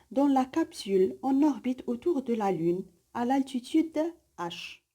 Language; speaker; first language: French; non-native, local second language; Arabic